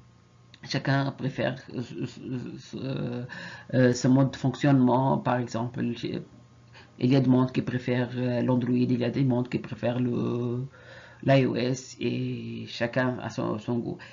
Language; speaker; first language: French; non-native, fluent; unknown